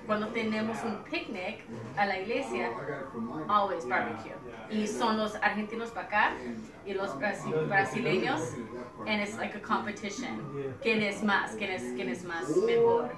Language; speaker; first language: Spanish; early bilingual, heritage; Spanish